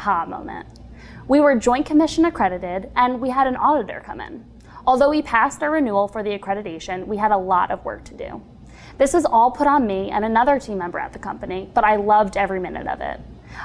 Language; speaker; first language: English; native; English